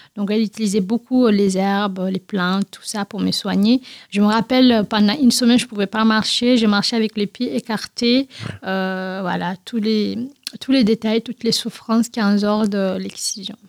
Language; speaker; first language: French; non-native, local second language; Fula